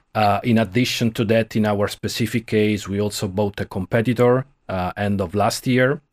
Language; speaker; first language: English; non-native, fluent; Italian